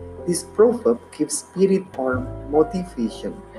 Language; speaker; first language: English; non-native, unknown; Indonesian